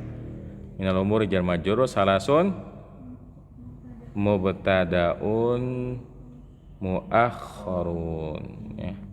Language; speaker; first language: Arabic; non-native, fluent; Indonesian